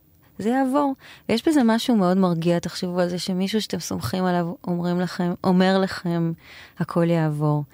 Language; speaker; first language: Hebrew; native; Hebrew